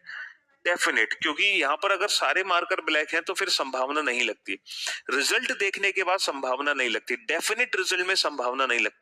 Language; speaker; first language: Hindi; native; Hindi